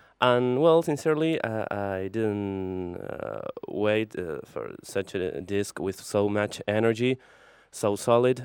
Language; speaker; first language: English; non-native, fluent; Spanish